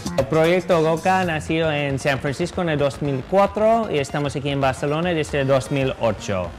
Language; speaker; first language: Spanish; non-native, fluent; English